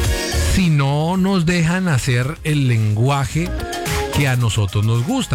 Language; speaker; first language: Spanish; native; Spanish